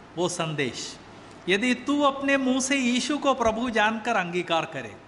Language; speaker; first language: Hindi; native; Hindi